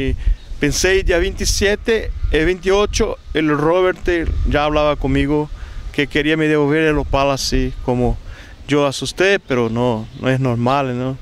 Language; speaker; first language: Spanish; non-native, learner; Portuguese